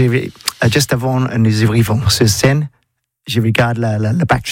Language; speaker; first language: French; non-native, learner; English